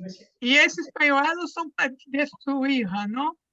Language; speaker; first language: Spanish; non-native, fluent; Portuguese